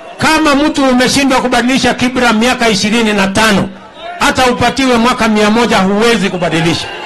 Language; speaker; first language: Swahili; non-native, local second language; Kalenjin